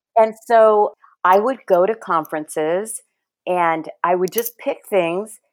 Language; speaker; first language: English; early bilingual, other home language; Spanish